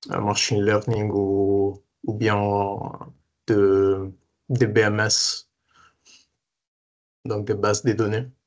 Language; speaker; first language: French; non-native, fluent; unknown